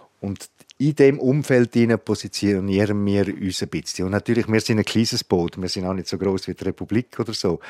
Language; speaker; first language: German; native; German